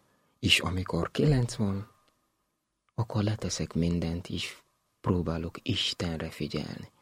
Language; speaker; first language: Hungarian; non-native, learner; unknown